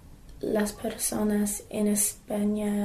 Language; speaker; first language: Spanish; non-native, learner; English